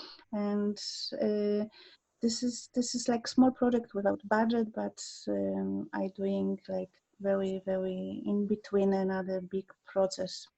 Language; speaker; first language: English; non-native, learner; Polish